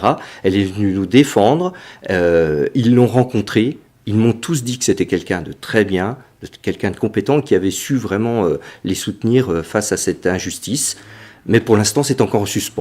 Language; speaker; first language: French; native; French